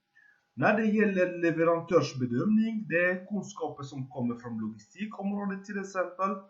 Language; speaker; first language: Swedish; non-native, fluent; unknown